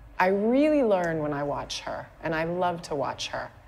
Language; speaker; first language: English; early bilingual, other home language; Persian